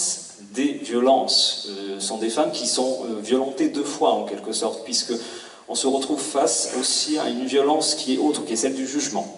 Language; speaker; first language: French; native; French